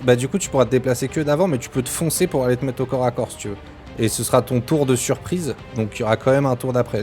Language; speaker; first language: French; native; French